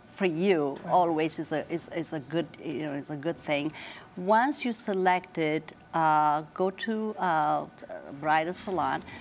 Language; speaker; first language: English; non-native, fluent; Amharic